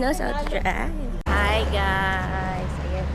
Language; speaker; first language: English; non-native, local second language; Filipino